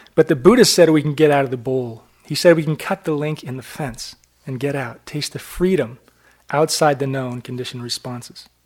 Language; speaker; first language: English; native; English